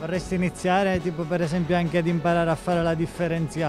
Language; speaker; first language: Italian; native; Italian